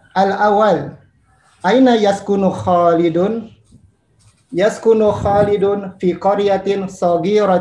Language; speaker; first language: Arabic; non-native, learner; Indonesian